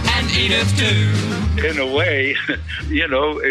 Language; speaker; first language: English; early bilingual, other home language; German